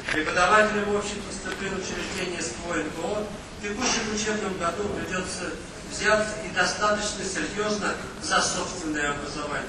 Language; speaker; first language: Russian; native; Russian